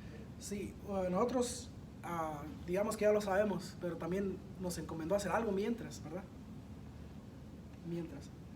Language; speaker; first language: Spanish; native; Spanish